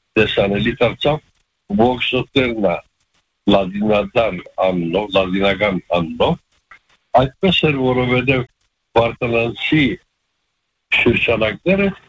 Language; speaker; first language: Armenian; early bilingual, heritage; Armenian